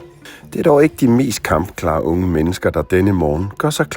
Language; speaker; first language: Danish; native; Danish